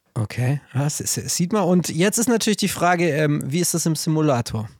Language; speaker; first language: German; native; German